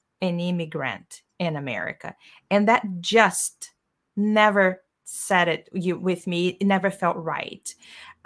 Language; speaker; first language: English; non-native, fluent; Portuguese